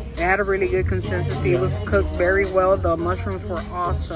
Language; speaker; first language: English; early bilingual, other home language; Spanish